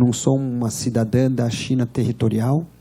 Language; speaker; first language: Portuguese; native; Portuguese